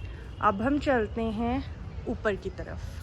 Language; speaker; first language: Hindi; native; Hindi